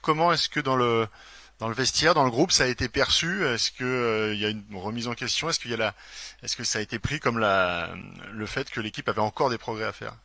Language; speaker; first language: French; native; French